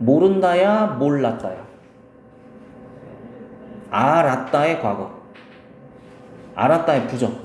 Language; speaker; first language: Korean; native; Korean